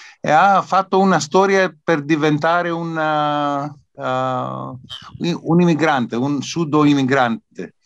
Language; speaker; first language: Italian; non-native, learner; Greek